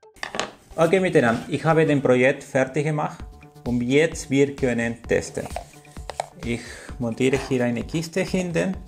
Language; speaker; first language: German; non-native, learner; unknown